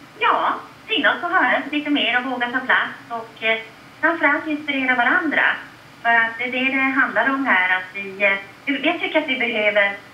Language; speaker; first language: Swedish; native; Swedish